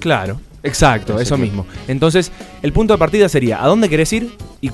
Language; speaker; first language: Spanish; native; Spanish